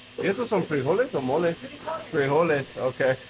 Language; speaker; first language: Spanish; non-native, fluent; English